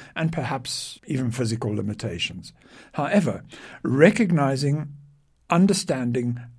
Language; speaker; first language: English; native; English